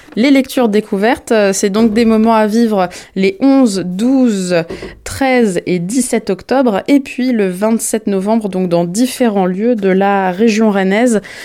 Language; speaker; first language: French; native; French